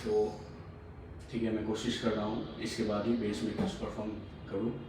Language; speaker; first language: Hindi; non-native, local second language; Assamese